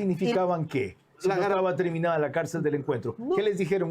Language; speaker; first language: Spanish; native; Spanish